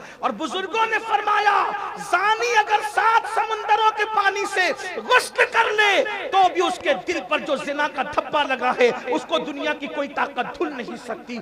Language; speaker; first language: Urdu; native; Urdu